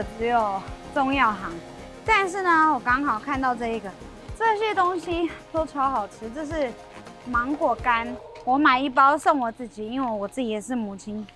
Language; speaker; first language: Chinese; native; Chinese